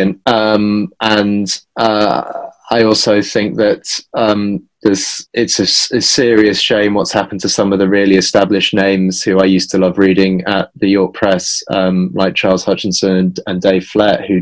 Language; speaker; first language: English; native; English